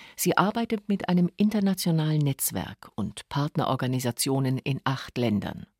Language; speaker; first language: German; native; German